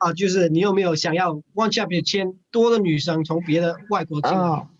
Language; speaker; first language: Chinese; non-native, fluent; English